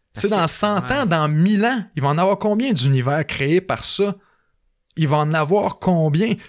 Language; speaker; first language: French; native; French